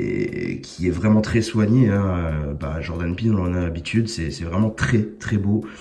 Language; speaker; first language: French; native; French